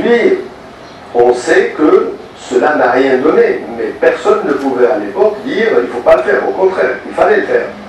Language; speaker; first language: French; non-native, local second language; Wolof